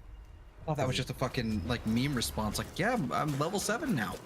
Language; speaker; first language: English; native; English